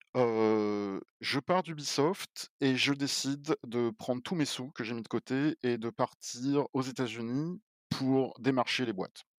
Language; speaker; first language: French; native; French